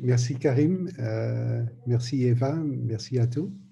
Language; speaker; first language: French; non-native, learner; Dutch